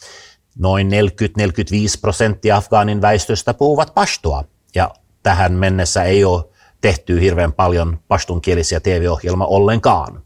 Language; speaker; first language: Finnish; early bilingual, heritage; Finnish